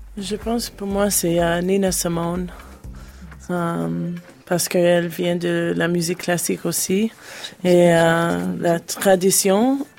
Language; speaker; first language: French; non-native, learner; English